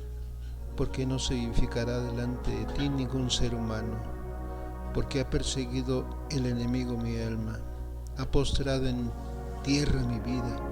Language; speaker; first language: Spanish; native; Spanish